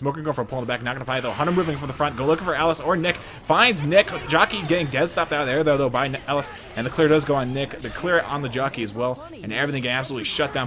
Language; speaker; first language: English; native; English